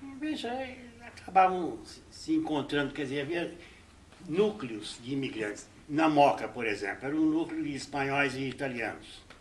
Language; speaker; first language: Portuguese; early bilingual, other home language; Hungarian